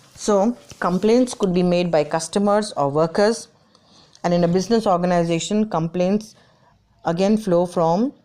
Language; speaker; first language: English; non-native, local second language; Gujarati